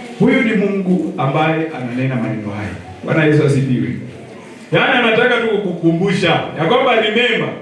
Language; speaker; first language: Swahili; non-native, local second language; Luyia